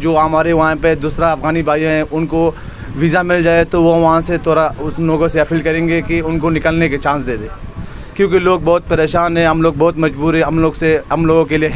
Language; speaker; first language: Hindi; non-native, fluent; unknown